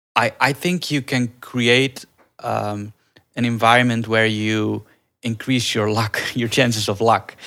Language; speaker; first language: English; early bilingual, other home language; Dutch